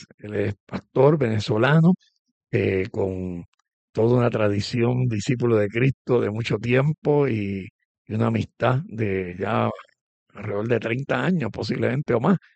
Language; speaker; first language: Spanish; native; Spanish